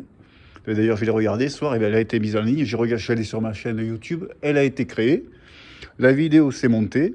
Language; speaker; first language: French; native; French